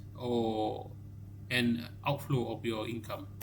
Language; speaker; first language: English; non-native, local second language; Malay